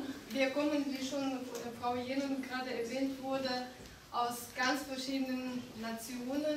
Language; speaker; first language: German; non-native, fluent; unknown